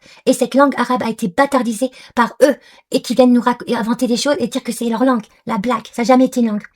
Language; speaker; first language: French; non-native, local second language; Arabic